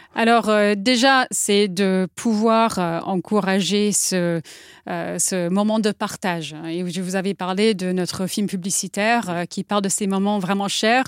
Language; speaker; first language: French; non-native, fluent; English